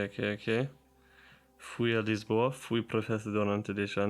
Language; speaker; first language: Portuguese; non-native, learner; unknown